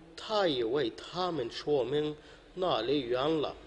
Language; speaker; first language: Chinese; non-native, learner; Arabic